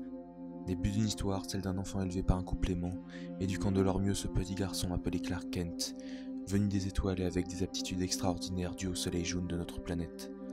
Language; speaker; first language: French; native; French